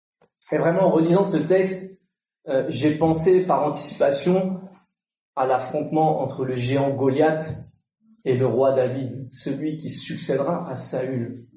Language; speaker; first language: French; native; French